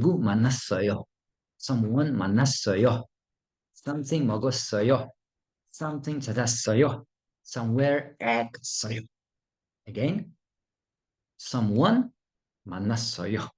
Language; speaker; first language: Korean; non-native, fluent; Russian